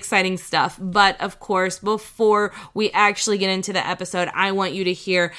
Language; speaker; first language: English; native; English